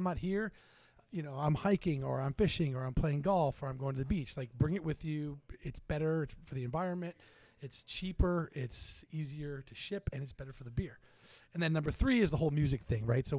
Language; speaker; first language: English; native; English